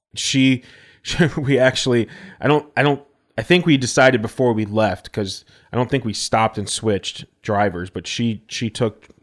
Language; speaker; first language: English; native; English